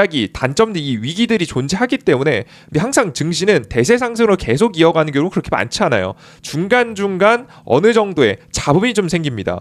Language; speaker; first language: Korean; native; Korean